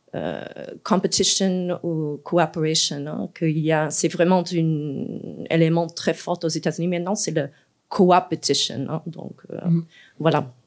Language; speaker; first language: French; non-native, fluent; English